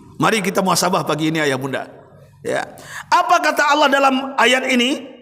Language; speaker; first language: Indonesian; native; Indonesian